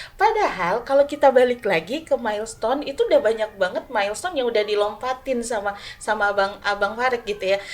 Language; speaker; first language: Indonesian; non-native, local second language; Sundanese